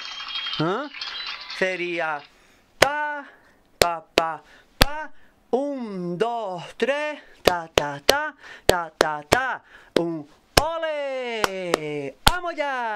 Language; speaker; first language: Japanese; non-native, fluent; Spanish